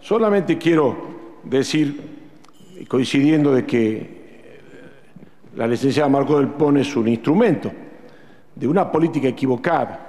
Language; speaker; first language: Spanish; native; Spanish